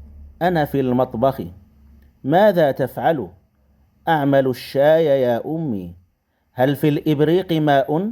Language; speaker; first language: Arabic; non-native, fluent; Indonesian